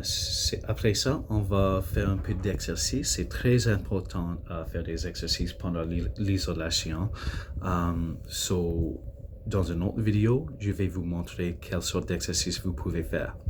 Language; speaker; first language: French; non-native, local second language; English